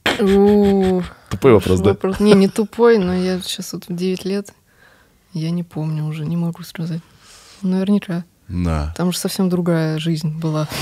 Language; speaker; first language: Russian; early bilingual, heritage; Russian